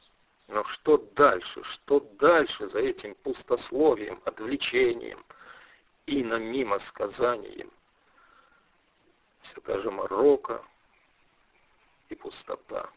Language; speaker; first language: Russian; native; Russian